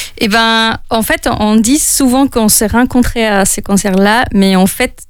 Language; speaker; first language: French; non-native, fluent; Spanish